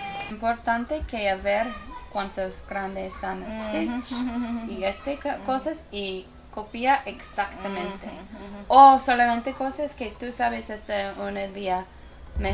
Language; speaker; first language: Spanish; non-native, learner; English